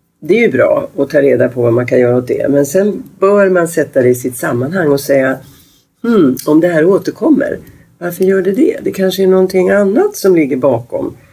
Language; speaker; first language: Swedish; native; Swedish